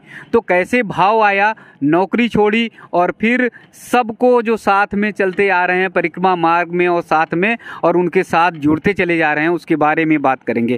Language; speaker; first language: Hindi; native; Hindi